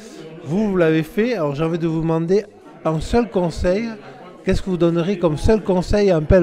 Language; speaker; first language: French; native; French